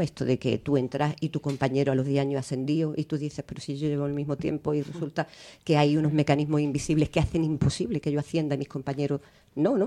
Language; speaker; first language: Spanish; native; Spanish